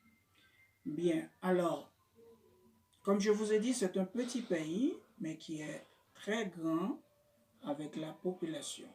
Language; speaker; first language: French; non-native, local second language; Haitian Creole